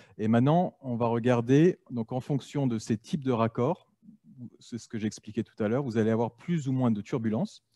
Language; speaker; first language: French; native; French